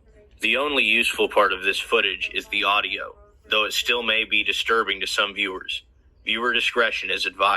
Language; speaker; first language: English; native; English